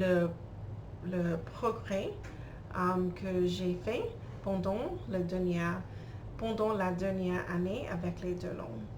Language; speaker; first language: French; non-native, learner; English